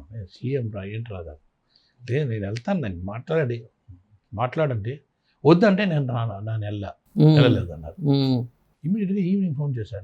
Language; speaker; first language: Telugu; non-native, local second language; Tamil